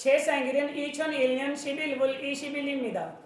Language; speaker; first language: Korean; non-native, learner; Urdu